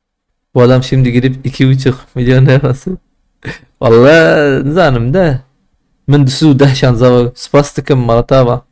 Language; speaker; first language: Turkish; non-native, local second language; Kurdish